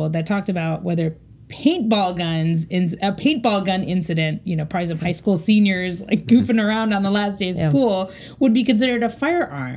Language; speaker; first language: English; native; English